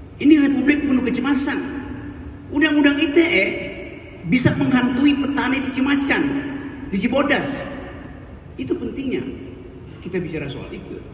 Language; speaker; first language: Indonesian; native; Indonesian